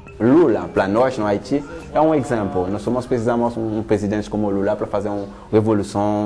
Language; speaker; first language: Portuguese; non-native, learner; Haitian Creole